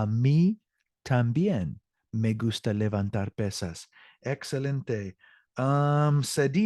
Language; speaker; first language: Spanish; non-native, learner; English